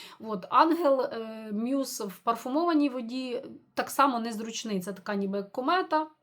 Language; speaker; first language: Ukrainian; non-native, local second language; Russian